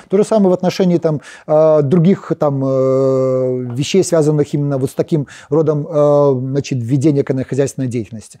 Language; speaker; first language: Russian; non-native, local second language; Polish